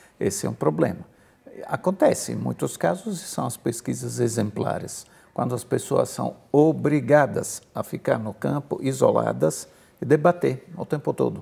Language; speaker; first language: Portuguese; non-native, fluent; Italian